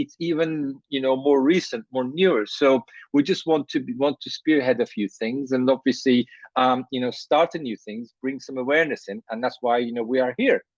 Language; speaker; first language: English; non-native, fluent; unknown